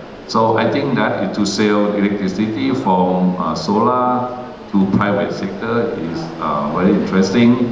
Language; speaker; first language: English; non-native, learner; Thai